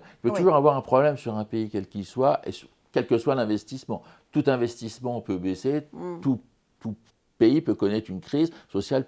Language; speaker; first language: French; native; French